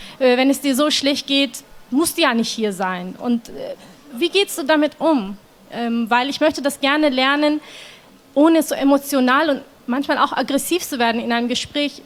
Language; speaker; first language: German; non-native, fluent; Arabic